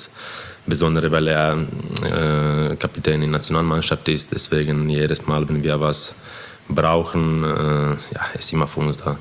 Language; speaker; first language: German; non-native, fluent; Croatian